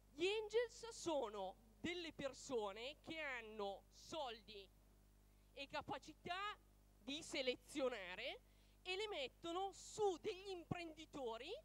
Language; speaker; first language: Italian; native; Italian